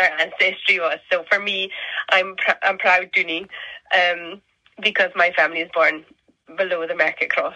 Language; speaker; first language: English; native; English